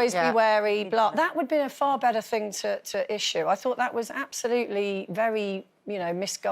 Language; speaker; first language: English; native; English